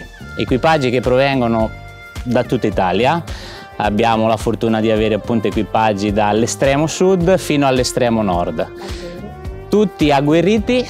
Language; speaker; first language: Italian; native; Italian